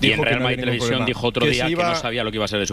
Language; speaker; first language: Spanish; native; Spanish